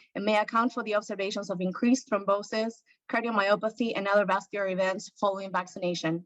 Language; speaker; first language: English; non-native, fluent; Spanish